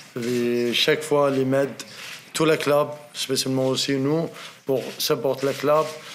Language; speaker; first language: French; non-native, learner; Arabic